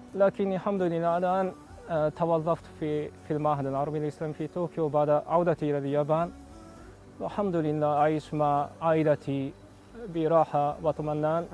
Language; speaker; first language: Arabic; non-native, fluent; Japanese